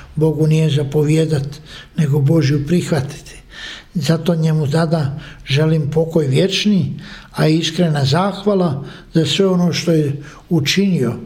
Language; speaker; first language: Croatian; native; Croatian